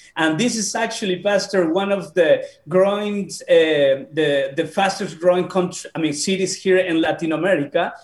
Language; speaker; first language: English; non-native, fluent; Spanish